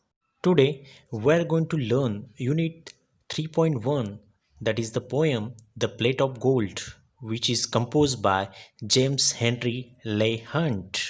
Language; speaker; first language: English; non-native, local second language; Marathi